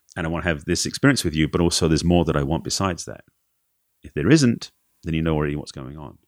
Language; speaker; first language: English; native; English